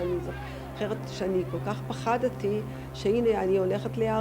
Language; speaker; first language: Hebrew; non-native, fluent; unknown